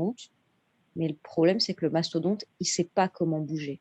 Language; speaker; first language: French; non-native, local second language; Arabic